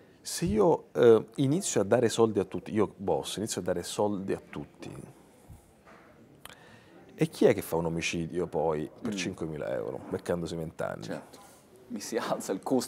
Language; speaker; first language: Italian; native; Italian